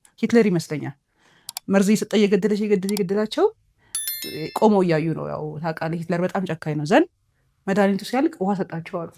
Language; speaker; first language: Amharic; native; Amharic